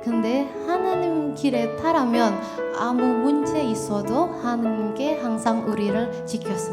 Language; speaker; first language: Korean; non-native, learner; Indonesian